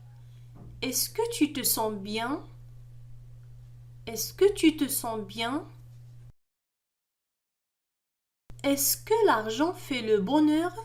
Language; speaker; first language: French; non-native, local second language; Arabic